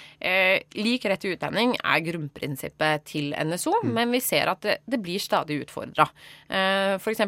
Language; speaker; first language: Norwegian; native; Norwegian